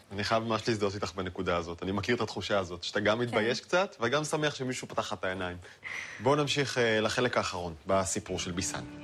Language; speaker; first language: Hebrew; native; Hebrew